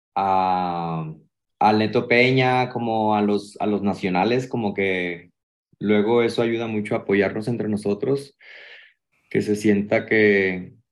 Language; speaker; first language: Spanish; native; Spanish